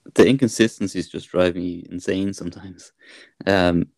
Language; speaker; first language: English; native; English